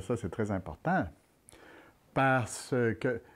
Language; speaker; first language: French; native; French